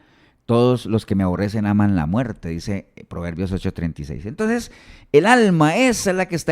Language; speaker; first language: Spanish; native; Spanish